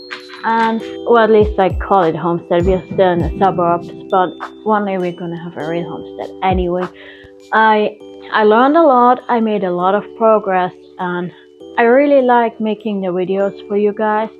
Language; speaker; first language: English; non-native, fluent; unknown